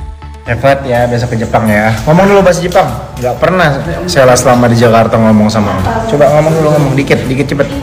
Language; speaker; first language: Indonesian; native; Indonesian